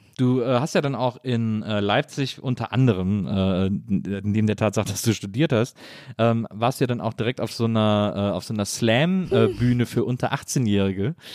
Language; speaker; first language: German; native; German